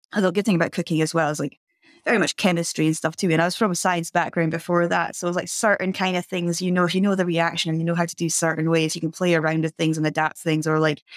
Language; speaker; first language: English; native; English